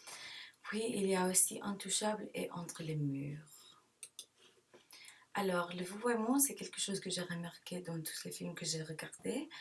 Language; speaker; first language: French; non-native, learner; English